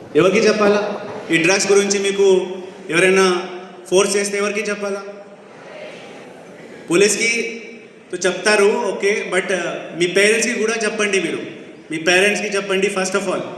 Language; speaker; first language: Telugu; non-native, fluent; Hindi